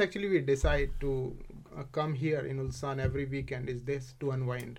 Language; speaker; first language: English; non-native, local second language; Hindi